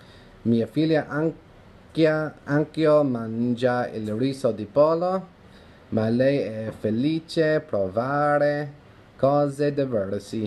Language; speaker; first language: Italian; non-native, learner; English